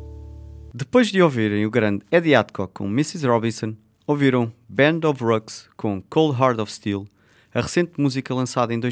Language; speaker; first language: Portuguese; native; Portuguese